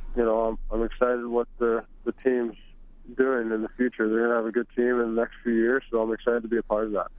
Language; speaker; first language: English; native; English